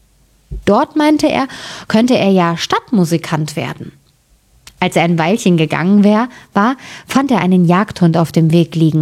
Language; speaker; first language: German; native; German